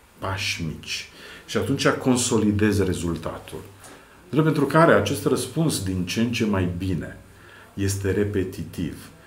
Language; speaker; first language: Romanian; non-native, fluent; Serbian